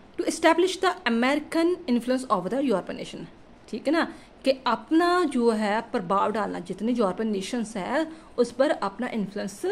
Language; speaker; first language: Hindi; non-native, local second language; Punjabi